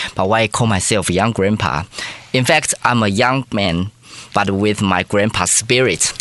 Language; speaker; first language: English; non-native, fluent; Chinese